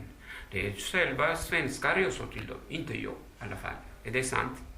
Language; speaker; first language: Swedish; non-native, fluent; Tigrinya